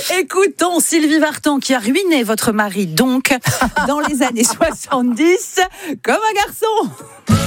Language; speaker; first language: French; native; French